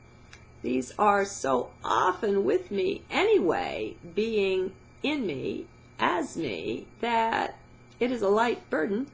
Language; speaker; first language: English; native; English